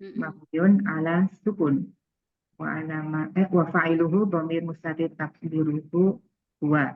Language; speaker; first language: Arabic; non-native, learner; Indonesian